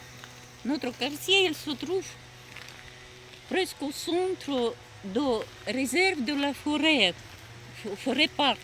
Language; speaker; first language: French; non-native, learner; Russian